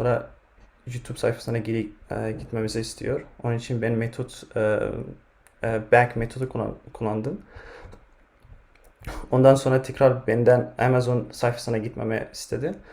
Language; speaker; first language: Turkish; non-native, fluent; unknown